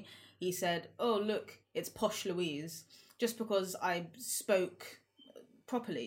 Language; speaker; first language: English; native; English